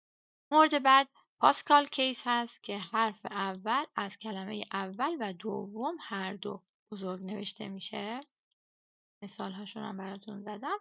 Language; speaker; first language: Persian; native; Persian